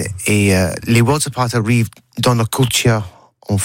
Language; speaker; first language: French; non-native, learner; English